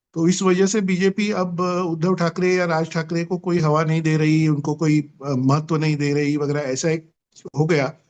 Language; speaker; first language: Hindi; non-native, local second language; Marathi